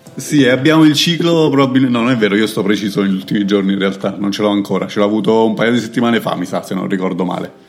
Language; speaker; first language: Italian; native; Italian